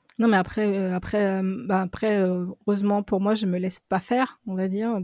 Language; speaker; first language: French; early bilingual, other home language; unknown